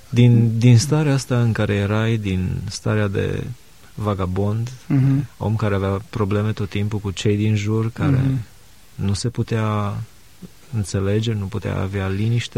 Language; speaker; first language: Romanian; native; Romanian